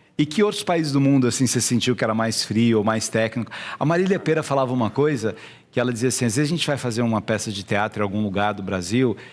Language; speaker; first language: Portuguese; native; Portuguese